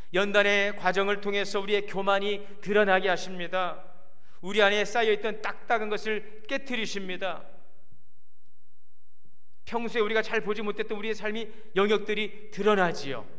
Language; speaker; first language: Korean; native; Korean